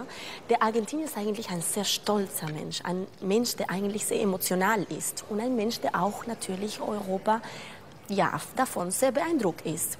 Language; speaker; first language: German; non-native, fluent; Spanish